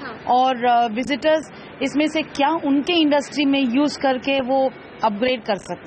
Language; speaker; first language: Hindi; native; Hindi